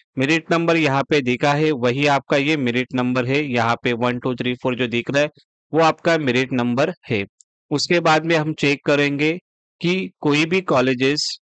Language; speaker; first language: Hindi; non-native, local second language; Marathi